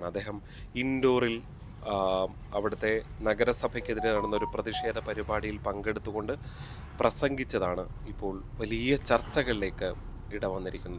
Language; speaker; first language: Malayalam; native; Malayalam